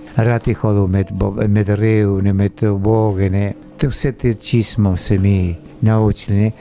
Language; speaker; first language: Slovenian; early bilingual, heritage; Slovenian